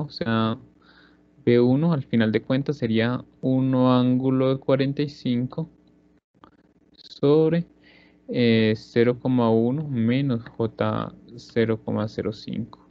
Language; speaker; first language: Spanish; native; Spanish